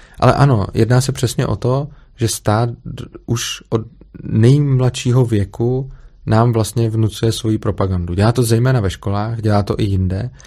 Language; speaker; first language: Czech; native; Czech